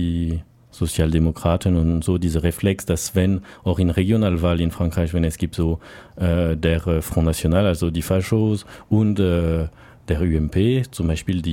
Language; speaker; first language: German; non-native, learner; French